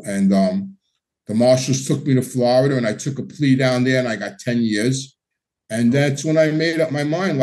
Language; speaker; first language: English; native; English